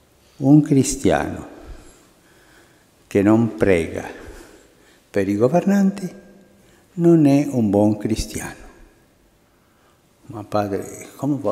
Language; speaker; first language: Italian; non-native, local second language; Spanish